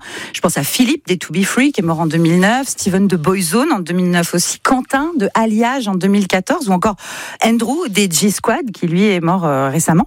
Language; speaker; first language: French; native; French